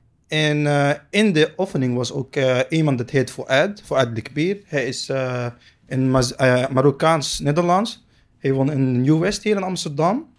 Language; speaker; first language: Dutch; non-native, learner; Arabic